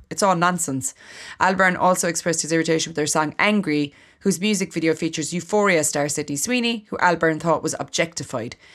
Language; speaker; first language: English; native; English